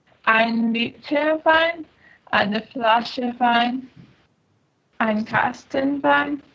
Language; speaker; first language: German; non-native, learner; English